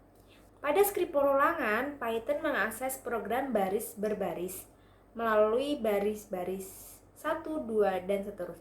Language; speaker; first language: Indonesian; native; Indonesian